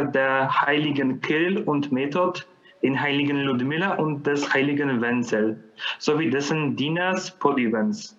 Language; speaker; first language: German; non-native, fluent; Polish